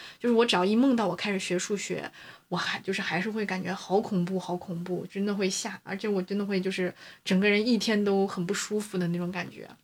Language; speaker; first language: Chinese; native; Chinese